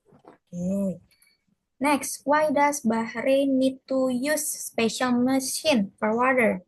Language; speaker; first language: English; non-native, fluent; Indonesian